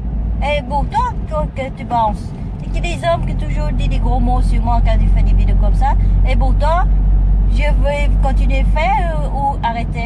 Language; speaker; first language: French; non-native, learner; Vietnamese